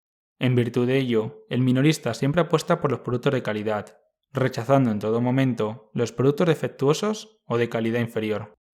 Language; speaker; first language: Spanish; native; Spanish